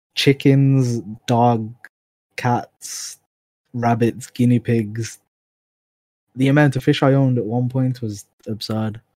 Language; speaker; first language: English; native; English